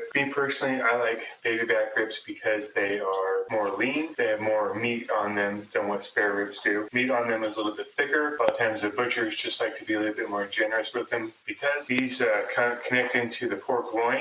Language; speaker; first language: English; native; English